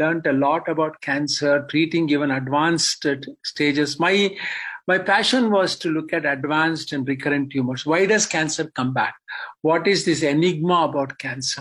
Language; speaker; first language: English; non-native, local second language; Kannada